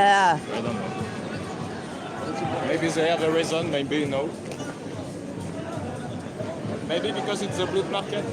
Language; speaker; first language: English; non-native, learner; French